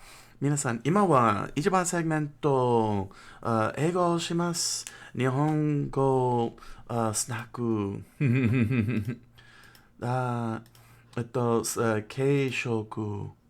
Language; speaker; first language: Japanese; non-native, learner; English